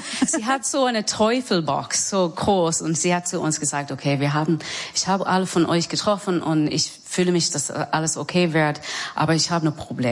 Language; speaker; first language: German; non-native, learner; English